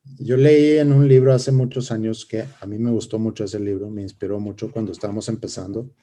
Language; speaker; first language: Spanish; non-native, fluent; Swedish